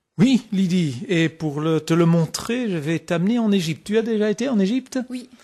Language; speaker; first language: French; native; French